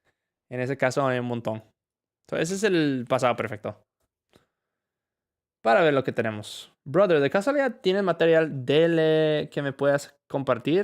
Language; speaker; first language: Spanish; non-native, fluent; English